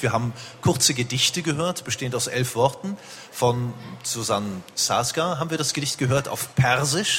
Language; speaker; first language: German; native; German